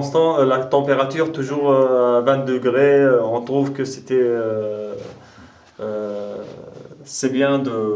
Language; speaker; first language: French; non-native, local second language; Arabic